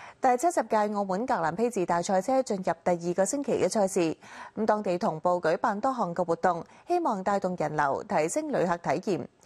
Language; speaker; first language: Chinese; non-native, local second language; Cantonese